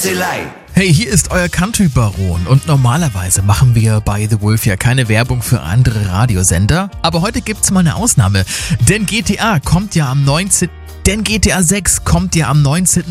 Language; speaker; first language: German; native; German